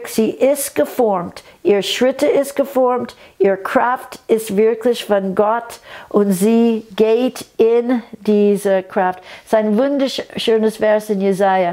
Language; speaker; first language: German; non-native, fluent; English